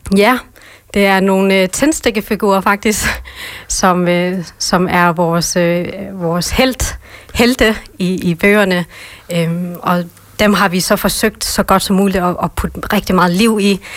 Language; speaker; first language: Danish; early bilingual, other home language; Vietnamese